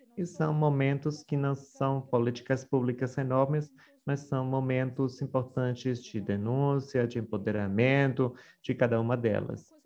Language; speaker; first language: Portuguese; non-native, fluent; Spanish